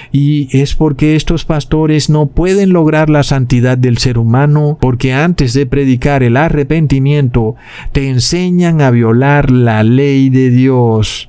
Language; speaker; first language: Spanish; native; Spanish